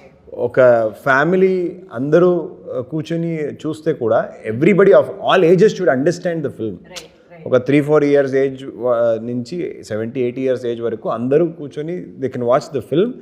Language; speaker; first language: Telugu; non-native, learner; Kannada